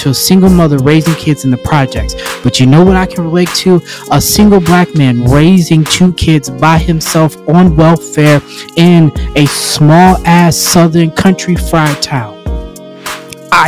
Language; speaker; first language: English; native; English